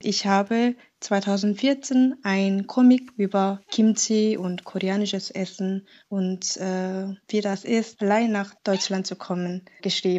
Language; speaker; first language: German; non-native, fluent; Korean